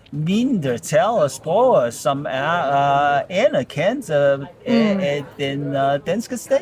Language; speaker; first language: Danish; non-native, learner; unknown